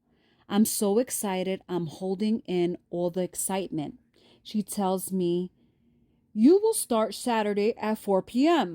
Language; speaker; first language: English; native; English